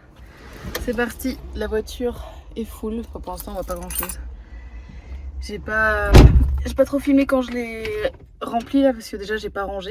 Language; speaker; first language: French; native; French